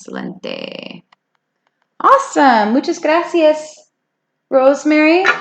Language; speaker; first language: Spanish; non-native, fluent; English